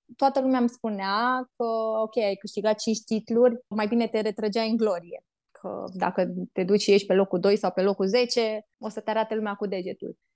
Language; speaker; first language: Romanian; native; Romanian